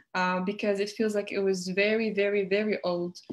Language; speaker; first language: English; non-native, fluent; Arabic